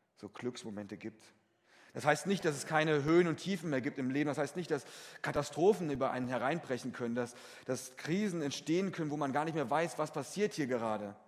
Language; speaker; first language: German; native; German